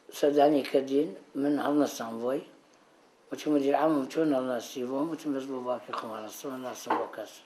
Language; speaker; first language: Central Kurdish; non-native, local second language; Arabic